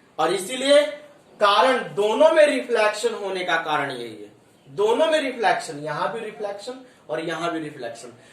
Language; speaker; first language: Hindi; native; Hindi